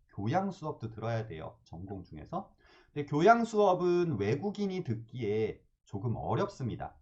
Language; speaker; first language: Korean; native; Korean